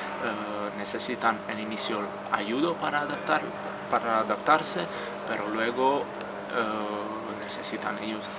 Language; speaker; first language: Spanish; non-native, fluent; Croatian